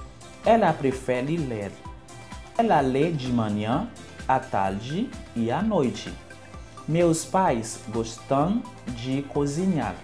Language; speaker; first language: Portuguese; non-native, fluent; Haitian Creole